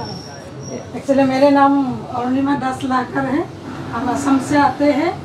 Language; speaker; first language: Hindi; non-native, local second language; Assamese